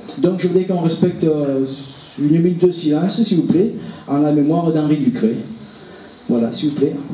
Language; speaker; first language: French; native; French